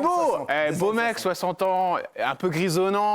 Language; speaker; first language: French; native; French